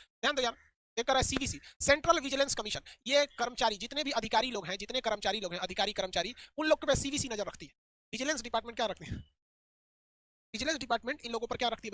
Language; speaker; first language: Hindi; native; Hindi